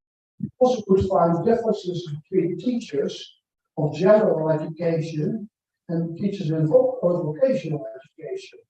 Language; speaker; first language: English; non-native, fluent; Dutch